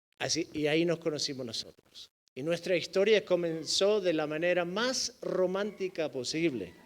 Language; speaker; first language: Spanish; non-native, fluent; English